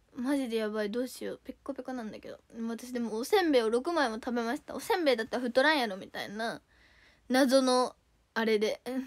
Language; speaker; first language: Japanese; native; Japanese